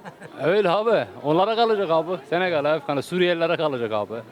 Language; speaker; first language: Turkish; native; Turkish